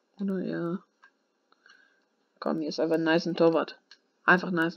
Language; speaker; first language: German; native; German